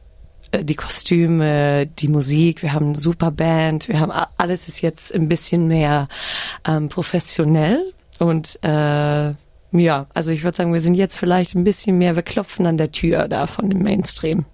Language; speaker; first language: German; early bilingual, heritage; German